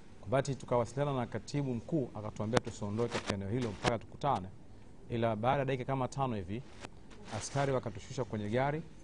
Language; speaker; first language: Swahili; native; Swahili